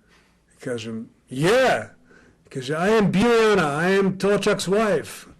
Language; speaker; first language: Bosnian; non-native, learner; English